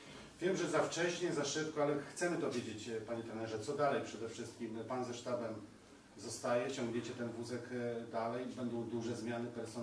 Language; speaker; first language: Polish; native; Polish